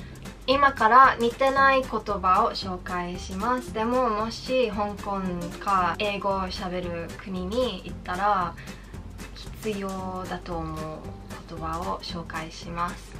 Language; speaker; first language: Japanese; early bilingual, heritage; Japanese